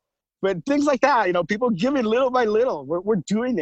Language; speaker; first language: English; native; English